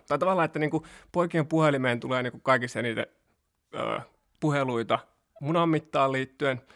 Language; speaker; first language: Finnish; native; Finnish